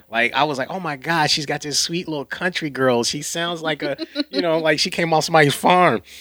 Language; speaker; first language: English; native; English